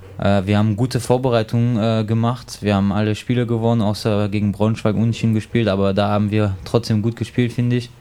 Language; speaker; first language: German; non-native, fluent; French